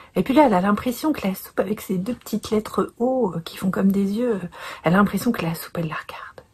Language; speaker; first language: French; native; French